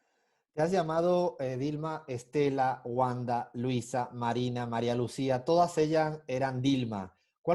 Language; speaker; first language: Spanish; native; Spanish